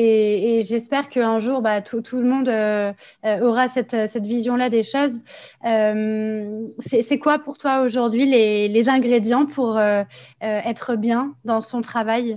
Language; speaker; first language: French; native; French